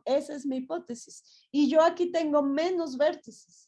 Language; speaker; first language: Spanish; native; Spanish